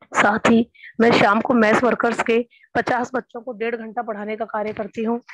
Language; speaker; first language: Hindi; native; Hindi